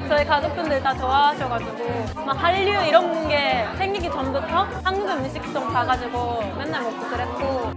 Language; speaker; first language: Korean; non-native, fluent; Japanese